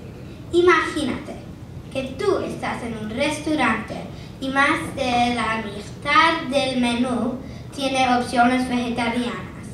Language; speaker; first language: Spanish; non-native, learner; English